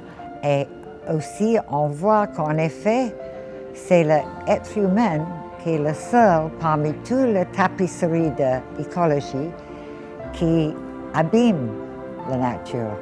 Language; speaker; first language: French; non-native, fluent; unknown